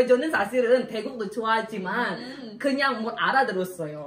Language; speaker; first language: Korean; non-native, learner; Indonesian